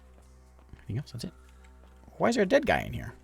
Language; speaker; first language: English; native; English